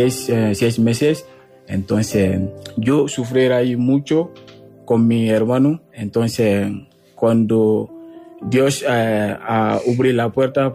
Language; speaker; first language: Spanish; non-native, learner; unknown